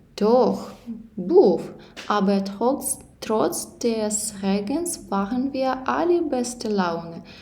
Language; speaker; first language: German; non-native, fluent; Ukrainian